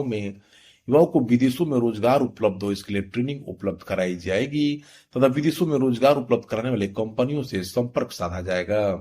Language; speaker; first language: Hindi; native; Hindi